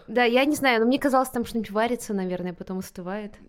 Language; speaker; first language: Russian; native; Russian